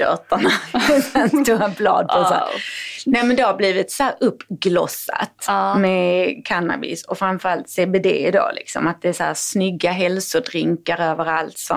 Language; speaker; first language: Swedish; native; Swedish